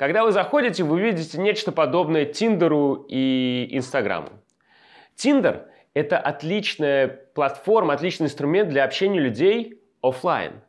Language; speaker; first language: Russian; native; Russian